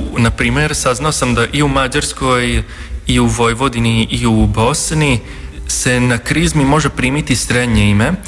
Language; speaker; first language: Bosnian; non-native, local second language; Hungarian